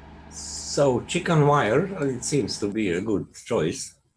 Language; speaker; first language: English; non-native, fluent; Hungarian